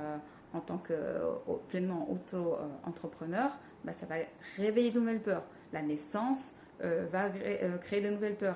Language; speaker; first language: French; native; French